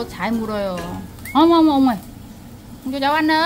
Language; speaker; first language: Korean; non-native, learner; Vietnamese